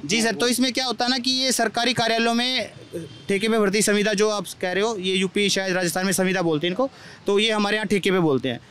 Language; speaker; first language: Hindi; native; Hindi